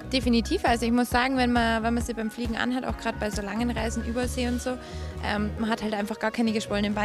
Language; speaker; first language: German; native; German